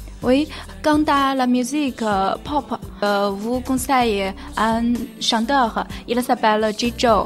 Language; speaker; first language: French; non-native, learner; Chinese